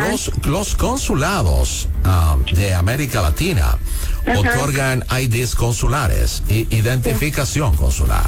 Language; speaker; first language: Spanish; non-native, learner; English